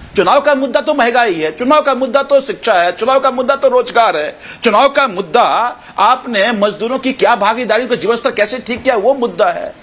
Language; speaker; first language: Hindi; native; Hindi